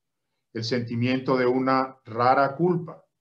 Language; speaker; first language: Spanish; native; Spanish